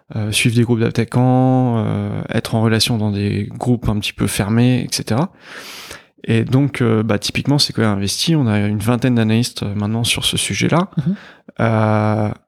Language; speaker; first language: French; native; French